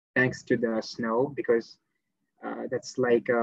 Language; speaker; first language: English; non-native, fluent; Arabic